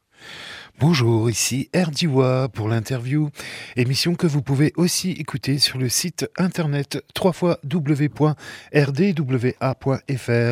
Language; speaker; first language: French; native; French